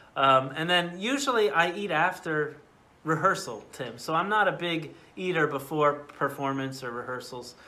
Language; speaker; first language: English; native; English